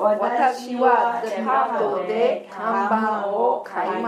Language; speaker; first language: Japanese; non-native, learner; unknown